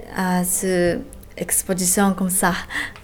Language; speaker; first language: French; non-native, learner; Japanese